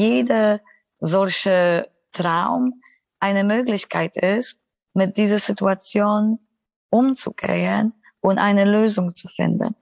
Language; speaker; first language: German; non-native, fluent; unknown